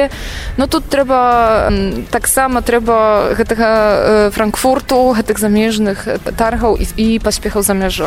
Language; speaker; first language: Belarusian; non-native, fluent; Polish